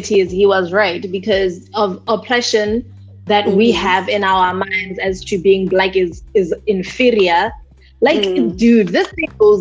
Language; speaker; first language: English; non-native, local second language; Tswana